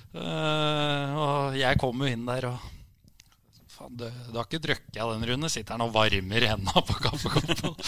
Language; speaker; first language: Norwegian; native; Norwegian